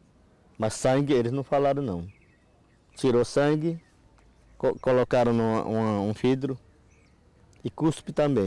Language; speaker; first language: Portuguese; non-native, local second language; Yanomámi